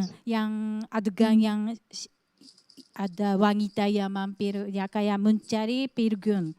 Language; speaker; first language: Indonesian; non-native, fluent; Japanese